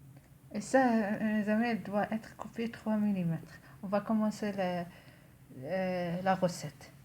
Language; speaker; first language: French; non-native, local second language; Arabic